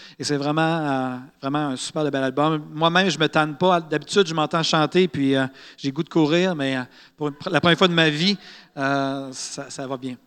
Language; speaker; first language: French; native; French